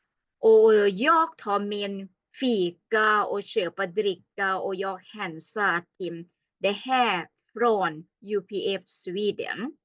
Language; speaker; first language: Swedish; non-native, learner; Thai